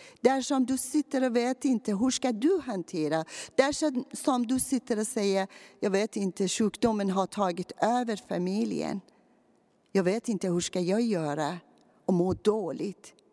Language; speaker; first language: Swedish; non-native, fluent; Persian